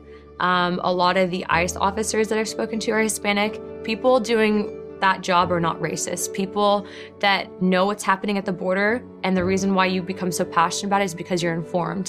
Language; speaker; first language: English; native; English